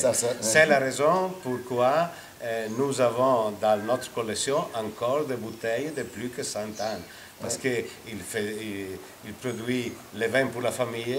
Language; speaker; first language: French; non-native, fluent; Italian